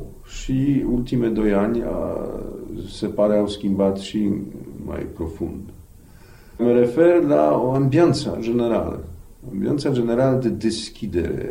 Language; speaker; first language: Romanian; non-native, fluent; Polish